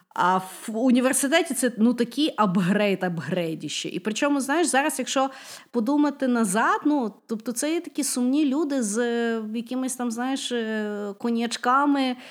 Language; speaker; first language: Ukrainian; non-native, local second language; Russian